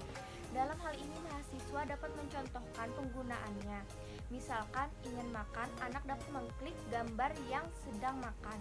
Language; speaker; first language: Indonesian; native; Indonesian